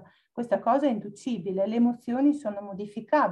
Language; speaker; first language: Italian; native; Italian